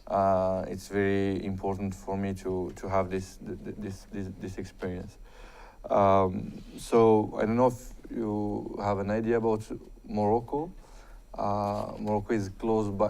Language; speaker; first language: English; non-native, fluent; Arabic